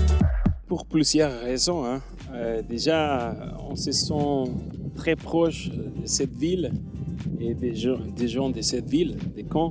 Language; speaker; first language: French; non-native, fluent; Spanish